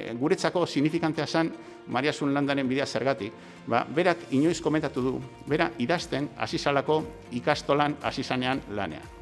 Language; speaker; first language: Basque; native; Basque